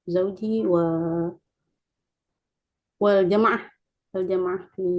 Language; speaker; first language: Arabic; non-native, learner; Indonesian